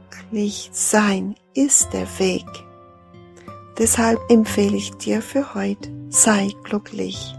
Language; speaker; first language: German; non-native, fluent; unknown